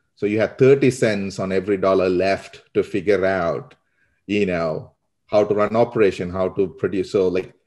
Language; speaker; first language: English; non-native, local second language; Sinhala